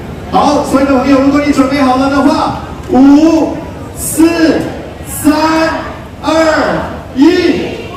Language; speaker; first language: Chinese; native; Chinese